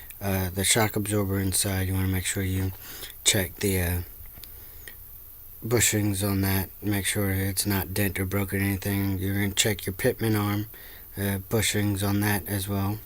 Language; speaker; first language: English; native; English